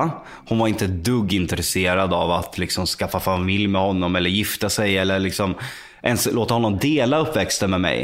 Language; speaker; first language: Swedish; native; Swedish